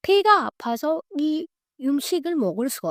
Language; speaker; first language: Korean; non-native, learner; Hindi